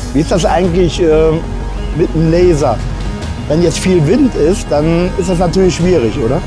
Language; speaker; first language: German; native; German